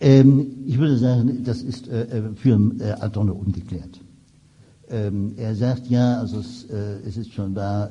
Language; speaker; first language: German; native; German